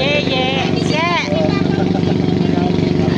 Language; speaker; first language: Filipino; native; Filipino